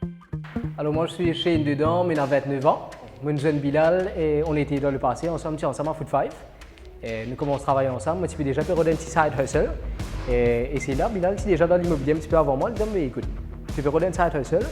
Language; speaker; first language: French; non-native, local second language; Morisyen